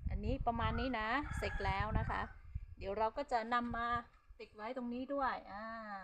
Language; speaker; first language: Thai; non-native, local second language; Hmong